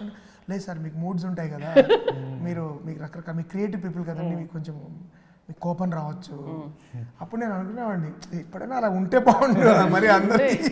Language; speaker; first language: Telugu; native; Telugu